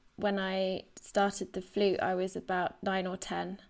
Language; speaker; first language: English; native; English